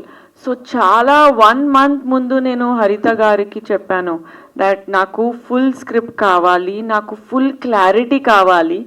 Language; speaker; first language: Telugu; non-native, learner; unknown